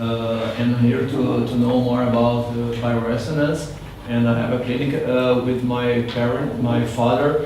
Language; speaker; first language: English; non-native, learner; Portuguese